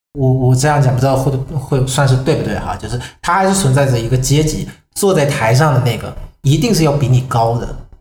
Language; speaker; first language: Chinese; non-native, fluent; Vietnamese